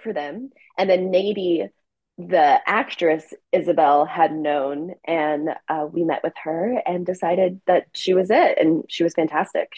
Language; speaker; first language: English; native; English